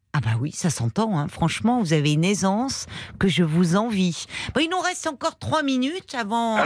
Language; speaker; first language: French; native; French